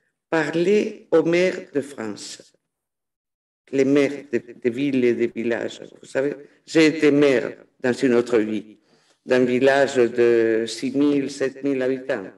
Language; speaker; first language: French; non-native, fluent; Spanish